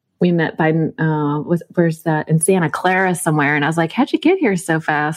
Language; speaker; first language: English; native; English